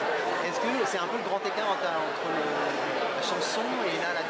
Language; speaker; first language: French; native; French